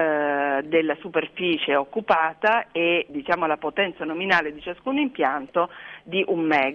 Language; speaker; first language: Italian; native; Italian